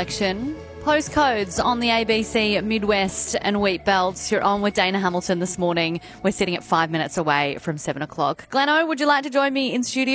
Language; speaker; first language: English; native; English